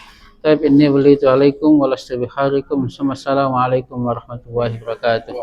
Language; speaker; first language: Arabic; non-native, fluent; Indonesian